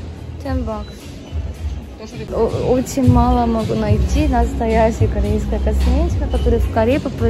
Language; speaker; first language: Russian; non-native, learner; Korean